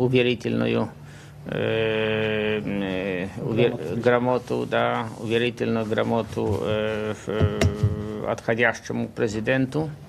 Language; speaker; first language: Russian; non-native, fluent; Polish